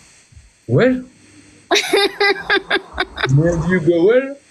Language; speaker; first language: English; non-native, learner; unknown